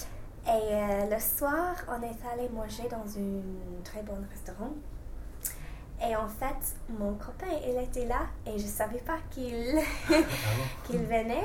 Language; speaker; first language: French; non-native, fluent; English